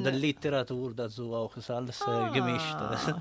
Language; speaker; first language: German; non-native, learner; Italian